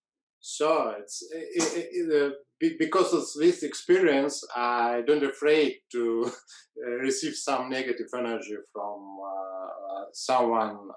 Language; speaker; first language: English; non-native, learner; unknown